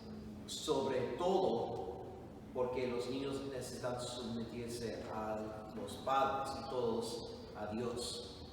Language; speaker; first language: Spanish; non-native, fluent; English